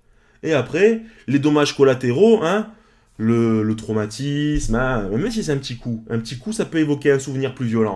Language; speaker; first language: French; native; French